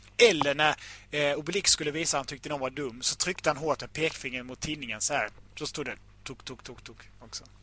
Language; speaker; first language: Swedish; native; Swedish